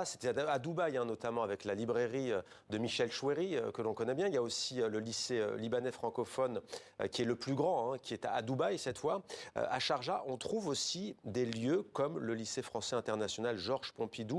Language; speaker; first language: French; native; French